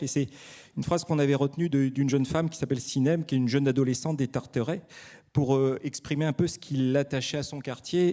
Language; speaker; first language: French; native; French